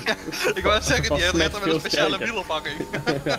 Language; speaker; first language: Dutch; native; Dutch